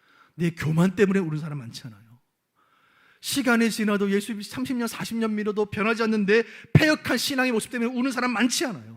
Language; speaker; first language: Korean; native; Korean